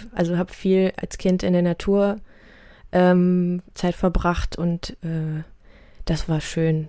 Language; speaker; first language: German; early bilingual, other home language; Russian